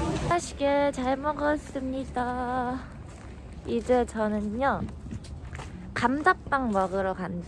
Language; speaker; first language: Korean; native; Korean